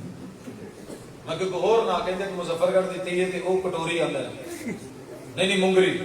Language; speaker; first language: Urdu; non-native, local second language; Punjabi